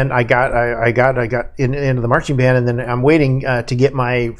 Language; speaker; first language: English; native; English